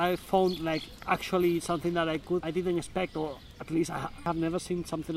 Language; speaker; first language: English; non-native, fluent; Spanish